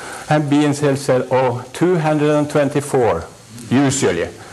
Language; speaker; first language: English; non-native, fluent; Norwegian